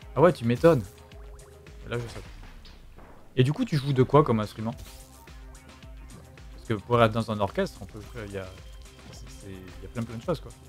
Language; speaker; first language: French; native; French